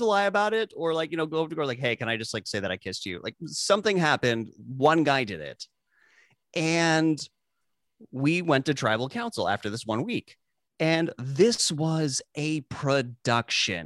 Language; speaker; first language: English; native; English